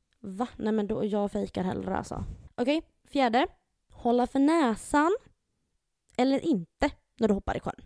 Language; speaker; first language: Swedish; native; Swedish